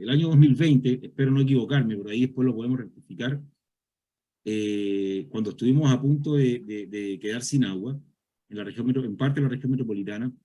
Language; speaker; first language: Spanish; native; Spanish